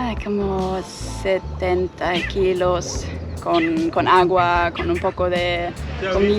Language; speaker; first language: Spanish; non-native, fluent; German